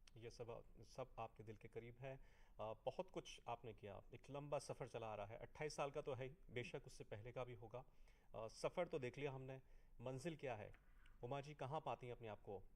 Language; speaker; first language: Hindi; native; Hindi